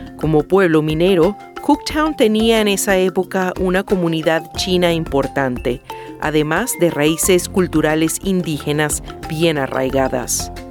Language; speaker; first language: Spanish; native; Spanish